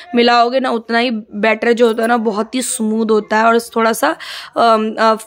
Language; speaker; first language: Hindi; non-native, local second language; Assamese